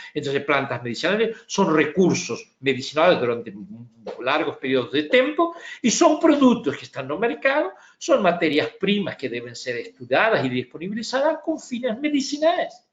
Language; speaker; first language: Portuguese; non-native, fluent; Spanish